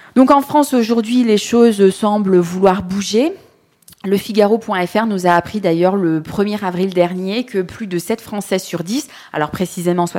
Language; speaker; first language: French; native; French